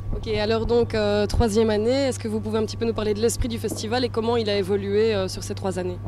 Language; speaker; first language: French; native; French